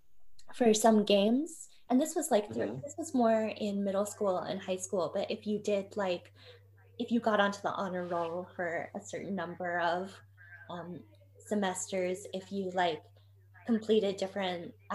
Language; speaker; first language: English; native; English